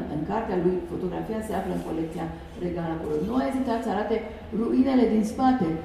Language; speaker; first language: Romanian; non-native, fluent; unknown